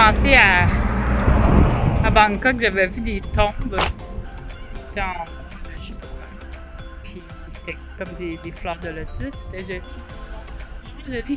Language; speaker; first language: French; native; French